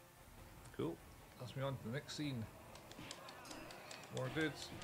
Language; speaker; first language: English; native; English